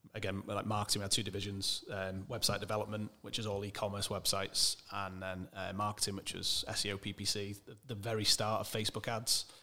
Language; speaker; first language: English; native; English